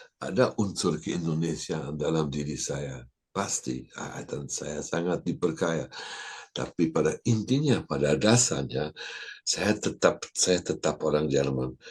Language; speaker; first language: Indonesian; non-native, fluent; German